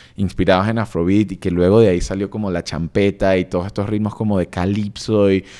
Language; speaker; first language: Spanish; native; Spanish